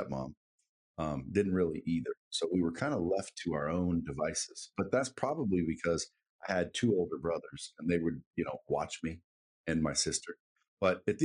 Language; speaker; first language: English; native; English